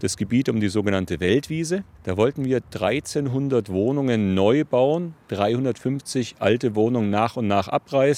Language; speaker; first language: German; native; German